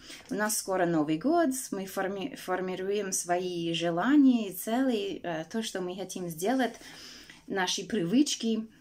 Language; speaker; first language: Russian; non-native, fluent; English